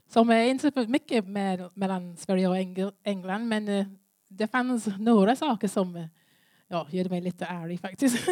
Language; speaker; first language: Swedish; non-native, learner; English